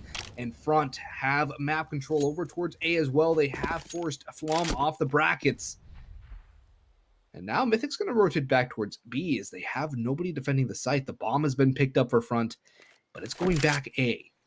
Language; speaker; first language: English; native; English